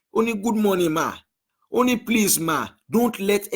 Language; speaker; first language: English; non-native, local second language; Yoruba